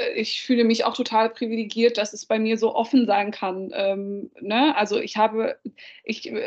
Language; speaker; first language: German; early bilingual, other home language; Dutch